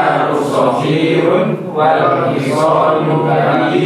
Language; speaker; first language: Arabic; non-native, learner; Indonesian